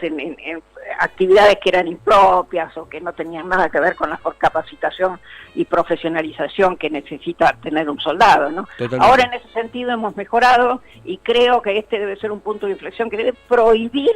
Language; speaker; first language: Spanish; native; Spanish